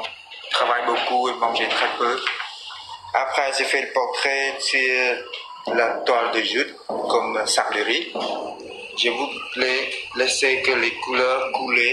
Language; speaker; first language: French; non-native, learner; Khmer